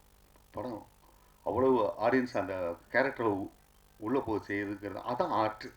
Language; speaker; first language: Tamil; native; Tamil